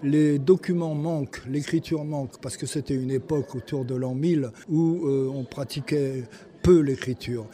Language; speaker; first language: French; native; French